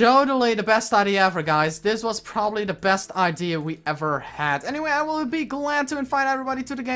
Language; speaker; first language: English; native; English